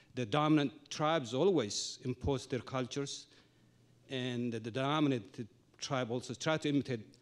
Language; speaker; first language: English; non-native, fluent; Oromo